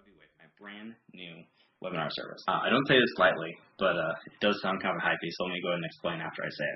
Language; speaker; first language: English; native; English